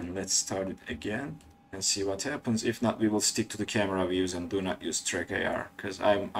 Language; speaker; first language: English; non-native, fluent; Turkish